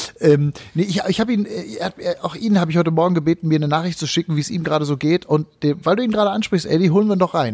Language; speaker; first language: German; native; German